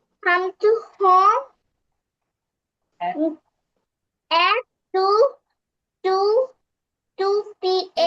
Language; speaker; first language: English; non-native, learner; Bangla